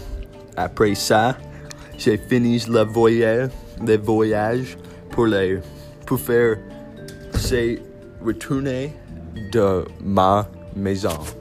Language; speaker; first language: French; non-native, learner; English